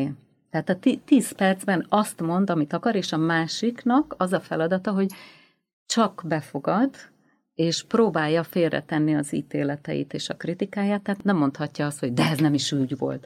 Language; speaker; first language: Hungarian; native; Hungarian